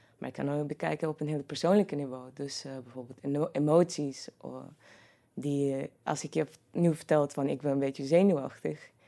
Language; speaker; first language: Dutch; non-native, fluent; Croatian